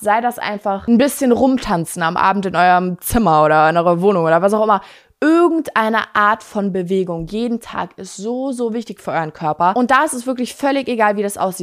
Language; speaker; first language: German; native; German